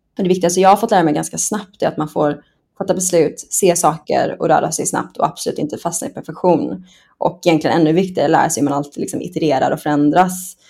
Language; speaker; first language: Swedish; early bilingual, other home language; Persian